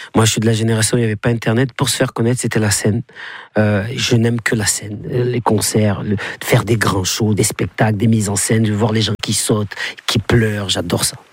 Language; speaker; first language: French; native; French